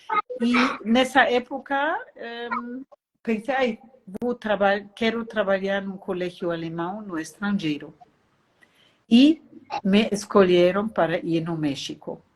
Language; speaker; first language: Portuguese; non-native, fluent; German